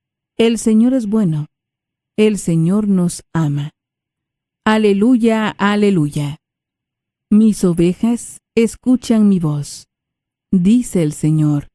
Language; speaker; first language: Spanish; native; Spanish